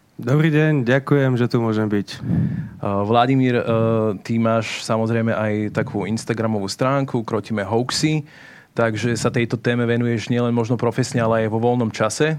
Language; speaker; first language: Slovak; native; Slovak